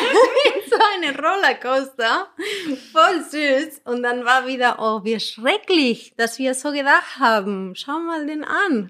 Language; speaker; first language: German; non-native, fluent; Spanish